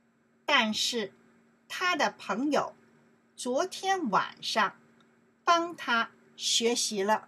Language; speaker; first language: Chinese; non-native, learner; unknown